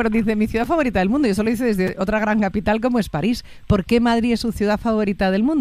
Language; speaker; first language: Spanish; native; Spanish